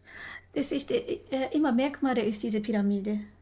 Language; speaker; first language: German; non-native, learner; Japanese